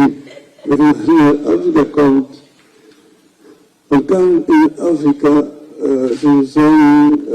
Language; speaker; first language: German; non-native, fluent; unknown